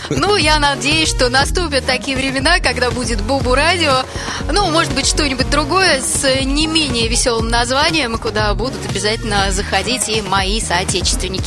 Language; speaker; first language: Russian; native; Russian